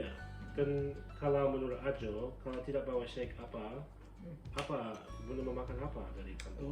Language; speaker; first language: Indonesian; non-native, fluent; English